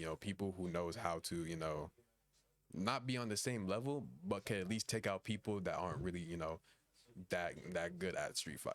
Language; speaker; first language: English; native; English